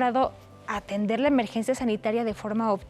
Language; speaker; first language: Spanish; native; Spanish